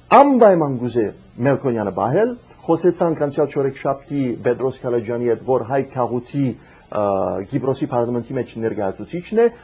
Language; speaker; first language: Armenian; early bilingual, heritage; Armenian